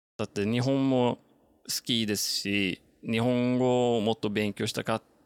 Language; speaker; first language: Japanese; non-native, fluent; Norwegian